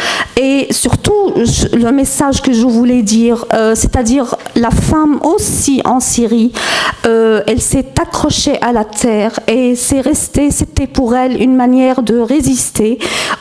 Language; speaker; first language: French; non-native, fluent; Arabic